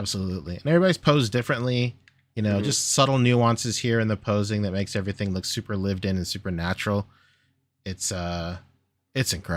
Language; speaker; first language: English; native; English